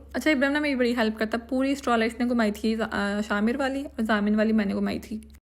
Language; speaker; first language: Urdu; non-native, local second language; Punjabi